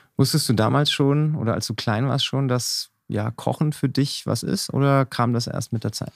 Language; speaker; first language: German; native; German